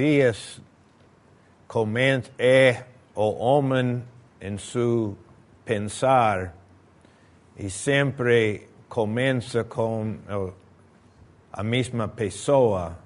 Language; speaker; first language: Portuguese; non-native, fluent; Spanish